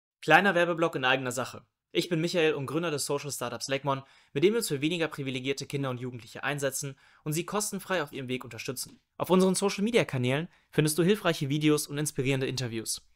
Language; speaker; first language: German; native; German